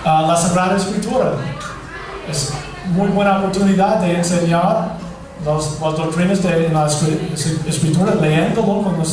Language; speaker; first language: Spanish; non-native, fluent; English